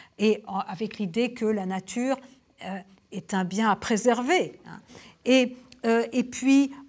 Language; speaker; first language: French; native; French